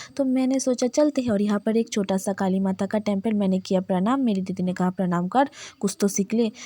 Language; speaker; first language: Hindi; non-native, local second language; Bangla